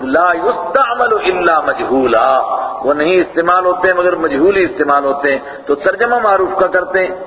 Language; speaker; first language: Urdu; non-native, local second language; Punjabi